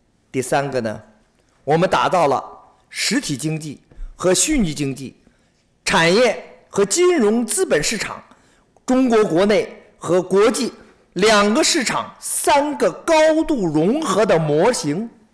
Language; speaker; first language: Chinese; native; Chinese